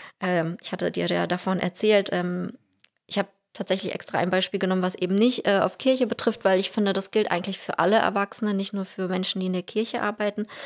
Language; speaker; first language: German; early bilingual, heritage; Russian